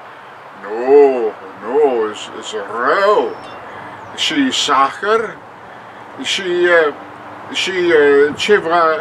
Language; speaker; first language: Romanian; non-native, learner; English